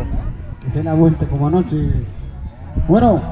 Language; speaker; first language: Spanish; native; Spanish